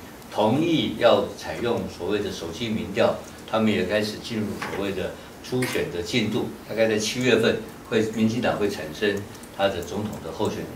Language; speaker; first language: Chinese; native; Chinese